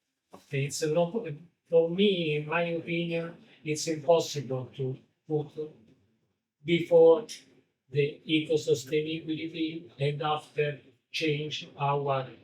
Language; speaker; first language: English; non-native, learner; Italian